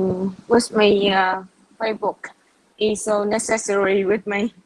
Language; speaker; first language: English; non-native, learner; Vietnamese